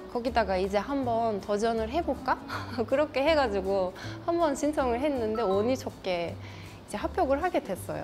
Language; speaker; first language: Korean; non-native, fluent; Turkish